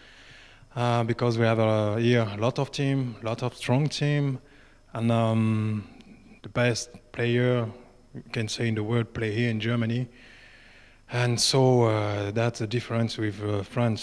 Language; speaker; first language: English; non-native, learner; French